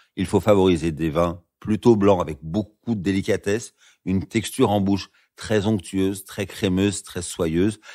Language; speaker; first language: French; native; French